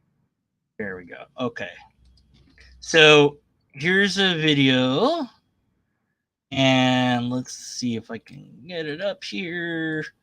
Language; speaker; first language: English; native; English